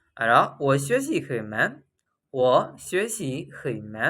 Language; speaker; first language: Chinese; non-native, fluent; Burmese